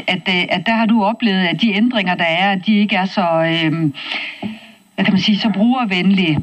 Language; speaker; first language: Danish; native; Danish